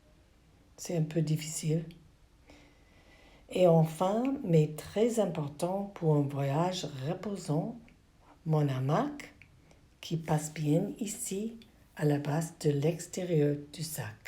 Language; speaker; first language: French; non-native, learner; English